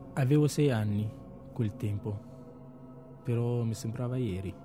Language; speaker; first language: Italian; non-native, fluent; Arabic